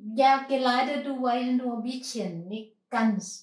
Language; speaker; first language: German; non-native, learner; Thai